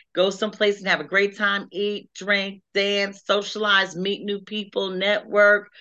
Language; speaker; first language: English; native; English